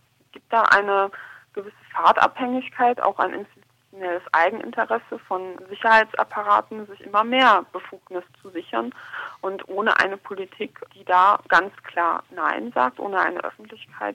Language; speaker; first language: German; native; German